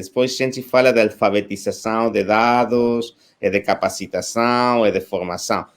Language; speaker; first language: Portuguese; non-native, learner; Spanish